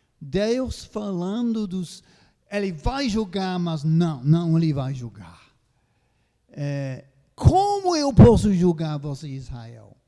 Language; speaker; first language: Portuguese; non-native, fluent; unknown